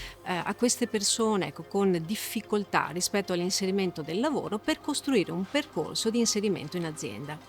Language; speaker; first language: Italian; native; Italian